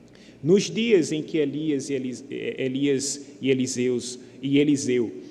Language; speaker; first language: Portuguese; native; Portuguese